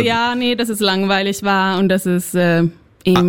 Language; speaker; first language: German; non-native, fluent; Swedish